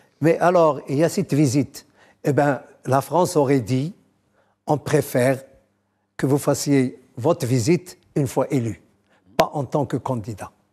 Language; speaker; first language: French; non-native, local second language; Arabic